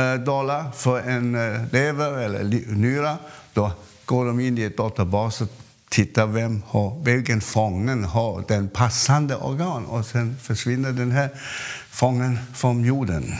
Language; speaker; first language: Swedish; non-native, fluent; Cantonese